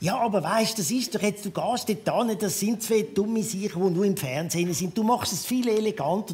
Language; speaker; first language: German; native; German